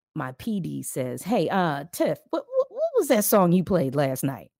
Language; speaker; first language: English; native; English